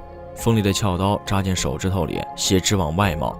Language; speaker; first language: Chinese; native; Chinese